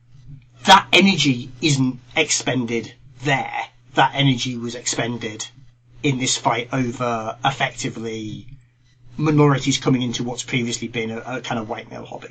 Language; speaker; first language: English; native; English